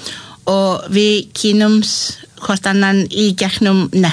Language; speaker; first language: Icelandic; non-native, fluent; English